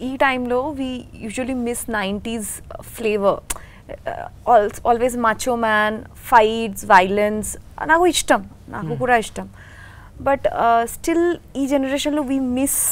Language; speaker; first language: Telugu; non-native, learner; Bangla